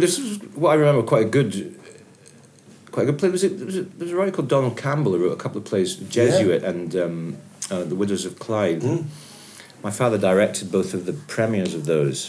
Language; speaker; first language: English; native; English